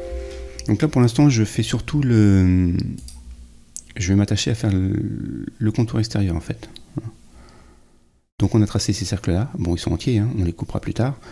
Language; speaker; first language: French; native; French